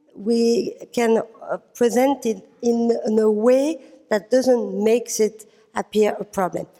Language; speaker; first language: German; non-native, learner; French